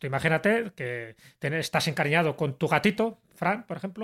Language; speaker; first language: Spanish; native; Spanish